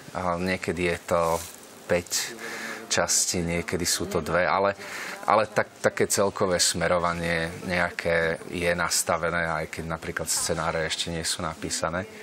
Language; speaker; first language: Slovak; non-native, local second language; Hungarian